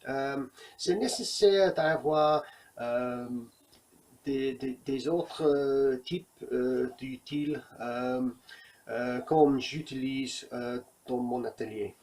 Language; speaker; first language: French; non-native, learner; English